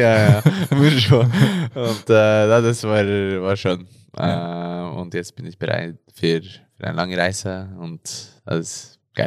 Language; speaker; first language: German; non-native, learner; Norwegian